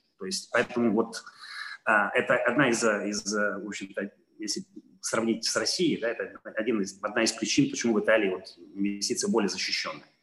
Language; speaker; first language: Russian; non-native, fluent; Italian